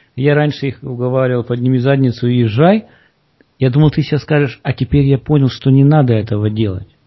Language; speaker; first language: Russian; native; Russian